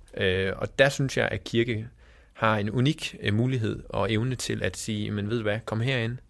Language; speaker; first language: Danish; native; Danish